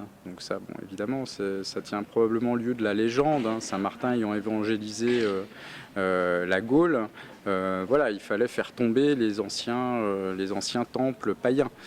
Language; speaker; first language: French; native; French